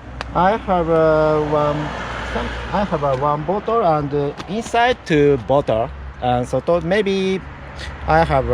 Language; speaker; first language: English; non-native, learner; Japanese